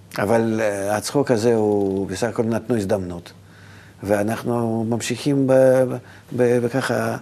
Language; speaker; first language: Hebrew; non-native, fluent; Russian